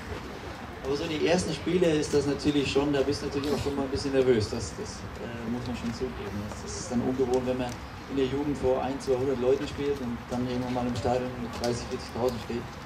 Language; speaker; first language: German; native; German